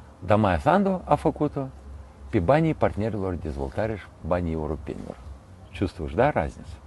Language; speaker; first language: Romanian; non-native, local second language; Russian